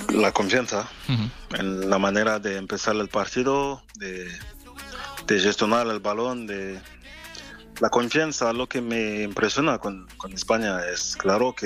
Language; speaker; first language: Spanish; non-native, fluent; French